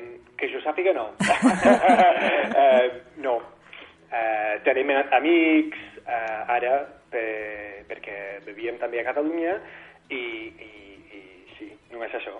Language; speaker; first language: Catalan; non-native, fluent; English